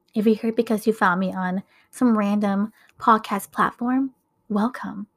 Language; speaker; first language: English; native; English